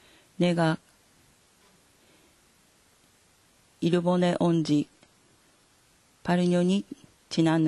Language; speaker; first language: Korean; non-native, fluent; Japanese